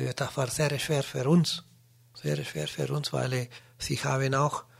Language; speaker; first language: German; non-native, learner; Spanish